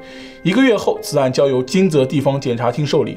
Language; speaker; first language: Chinese; native; Chinese